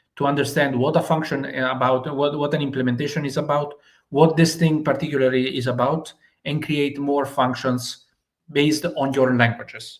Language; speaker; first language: English; non-native, fluent; Italian